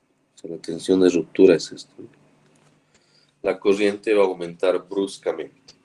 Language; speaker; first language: Spanish; native; Spanish